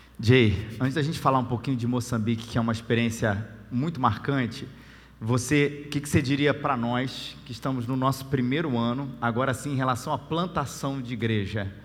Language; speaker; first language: Portuguese; native; Portuguese